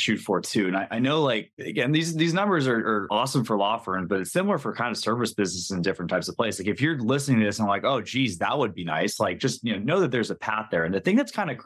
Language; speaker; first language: English; native; English